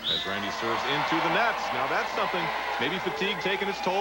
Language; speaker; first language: English; native; English